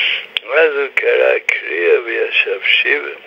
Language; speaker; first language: Hebrew; non-native, fluent; English